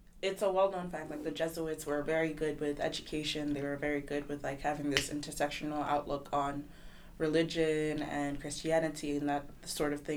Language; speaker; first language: English; non-native, local second language; Kinyarwanda